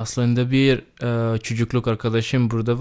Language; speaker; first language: Turkish; non-native, learner; Arabic